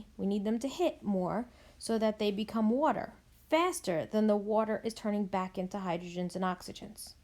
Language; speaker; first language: English; native; English